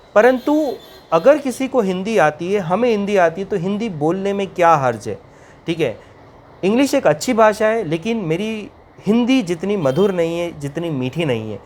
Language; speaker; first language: Hindi; native; Hindi